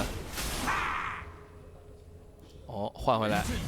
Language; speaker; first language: Chinese; native; Chinese